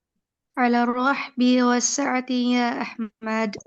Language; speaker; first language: Arabic; non-native, learner; Indonesian